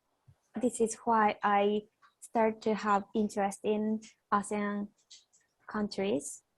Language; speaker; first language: English; non-native, fluent; Japanese